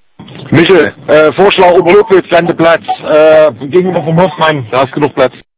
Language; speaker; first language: German; native; German